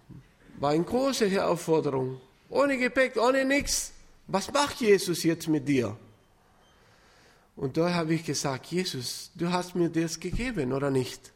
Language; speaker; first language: German; non-native, fluent; Spanish